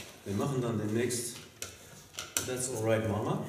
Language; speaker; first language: German; native; German